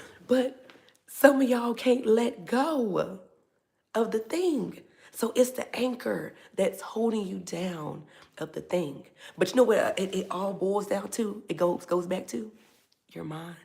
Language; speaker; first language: English; native; English